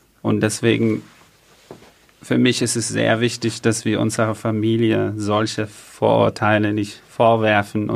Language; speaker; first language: German; early bilingual, other home language; Arabic